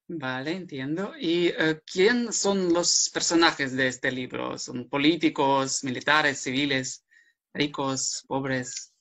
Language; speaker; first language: Spanish; non-native, fluent; Ukrainian